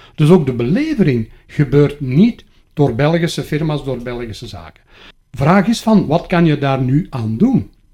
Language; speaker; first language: Dutch; native; Dutch